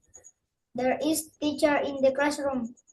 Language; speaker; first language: English; non-native, learner; Indonesian